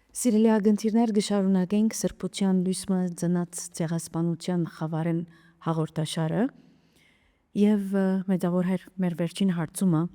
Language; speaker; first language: Armenian; early bilingual, heritage; Armenian